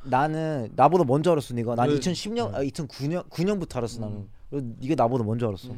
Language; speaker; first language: Korean; early bilingual, other home language; English